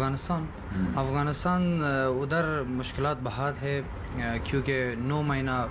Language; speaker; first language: Hindi; non-native, learner; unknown